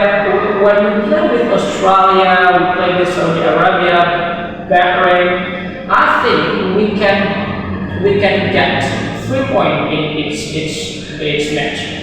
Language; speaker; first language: English; non-native, fluent; Indonesian